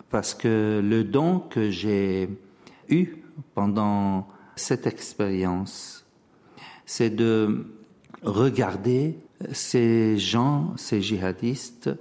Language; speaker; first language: French; non-native, fluent; Arabic